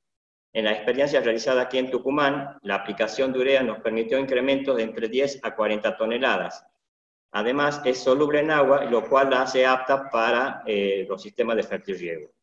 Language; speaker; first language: Spanish; native; Spanish